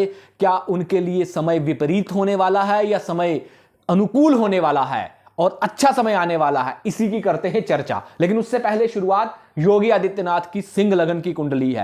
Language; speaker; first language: Hindi; native; Hindi